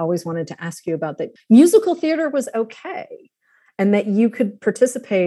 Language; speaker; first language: English; native; English